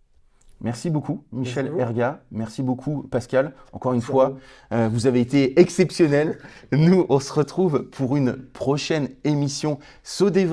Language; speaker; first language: French; native; French